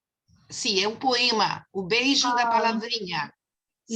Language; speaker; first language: Portuguese; non-native, fluent; Spanish